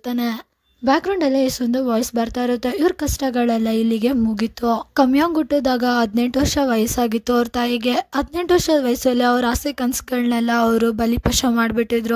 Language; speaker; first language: Kannada; native; Kannada